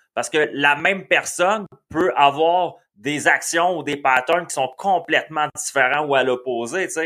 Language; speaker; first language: French; native; French